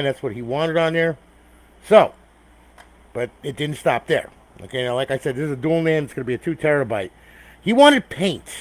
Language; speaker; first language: English; native; English